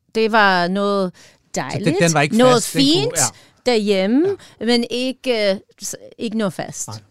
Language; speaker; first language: Danish; non-native, fluent; English